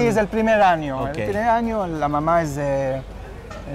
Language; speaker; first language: Spanish; non-native, fluent; Hebrew